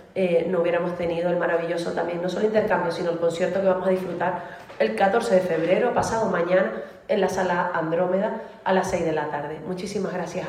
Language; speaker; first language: Spanish; native; Spanish